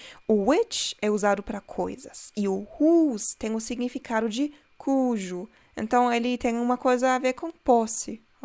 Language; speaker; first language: Portuguese; non-native, fluent; German